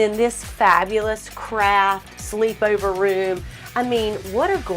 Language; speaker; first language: English; native; English